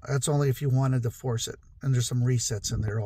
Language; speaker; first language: English; native; English